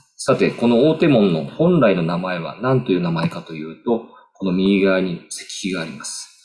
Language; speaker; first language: Japanese; native; Japanese